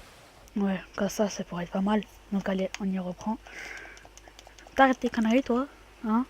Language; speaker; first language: French; native; French